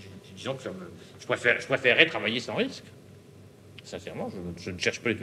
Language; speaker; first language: French; native; French